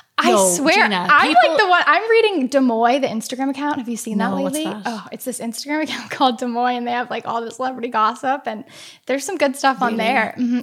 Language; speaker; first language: English; early bilingual, other home language; Portuguese